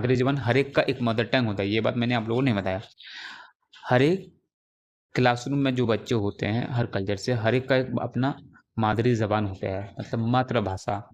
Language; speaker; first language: Urdu; native; Urdu